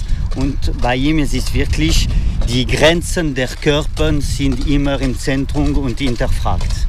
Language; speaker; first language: German; non-native, fluent; French